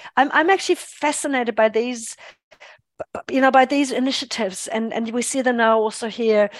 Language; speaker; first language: English; non-native, fluent; German